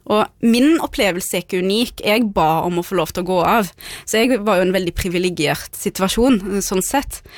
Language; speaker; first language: Norwegian; early bilingual, other home language; Arabic